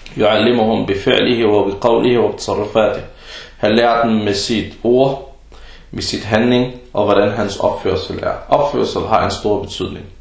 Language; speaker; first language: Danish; early bilingual, other home language; Arabic